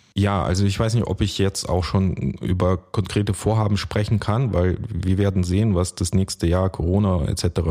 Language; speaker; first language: German; early bilingual, other home language; Russian